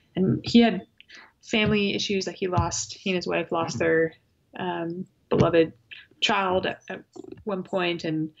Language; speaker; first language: English; native; English